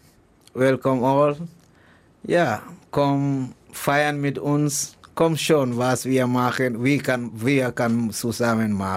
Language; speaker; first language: German; non-native, learner; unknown